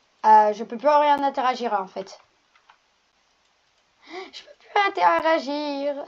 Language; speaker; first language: French; native; French